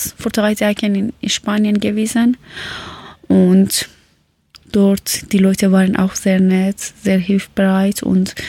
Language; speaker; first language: German; non-native, learner; Persian